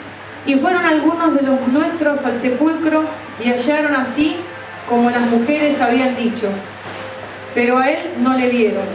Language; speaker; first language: Spanish; native; Spanish